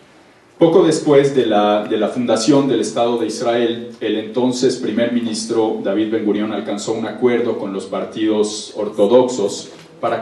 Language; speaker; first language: Spanish; native; Spanish